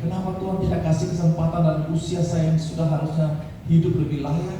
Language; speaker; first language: Indonesian; native; Indonesian